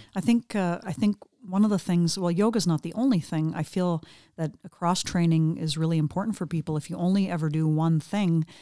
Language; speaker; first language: English; native; English